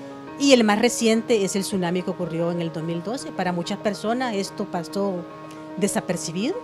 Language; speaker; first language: Spanish; native; Spanish